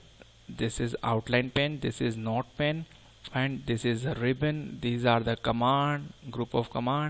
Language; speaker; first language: English; non-native, local second language; Hindi